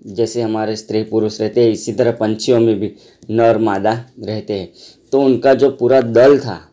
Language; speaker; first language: Hindi; non-native, local second language; Gujarati